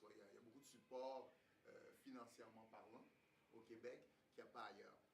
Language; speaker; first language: French; early bilingual, other home language; Haitian Creole